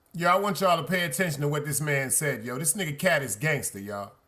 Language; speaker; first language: English; native; English